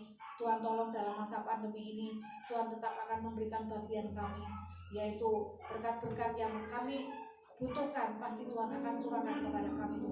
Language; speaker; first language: Indonesian; non-native, local second language; Javanese